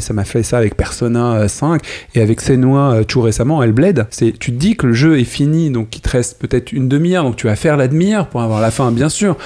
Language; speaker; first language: French; native; French